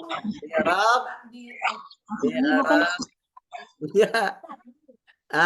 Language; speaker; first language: Arabic; non-native, fluent; Indonesian